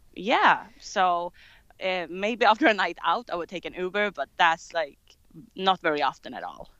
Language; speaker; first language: English; non-native, fluent; Swedish